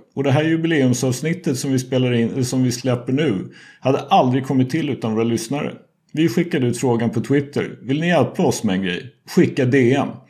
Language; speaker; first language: Swedish; native; Swedish